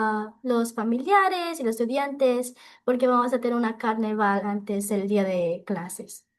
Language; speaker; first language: Spanish; non-native, local second language; English